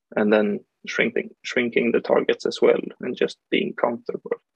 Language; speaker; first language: English; non-native, fluent; Swedish